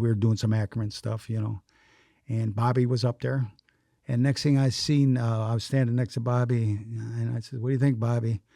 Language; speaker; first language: English; native; English